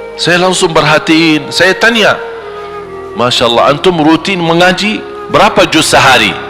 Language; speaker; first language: Malay; non-native, fluent; Arabic